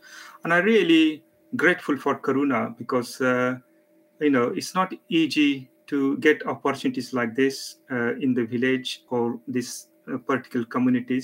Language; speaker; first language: English; non-native, local second language; Marathi